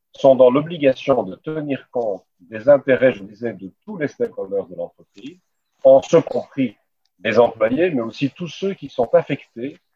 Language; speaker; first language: French; native; French